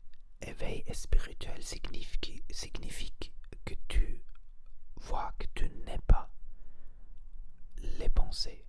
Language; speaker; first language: French; non-native, learner; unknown